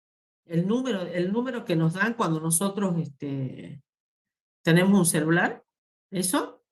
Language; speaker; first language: Spanish; native; Spanish